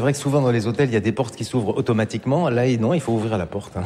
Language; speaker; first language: French; native; French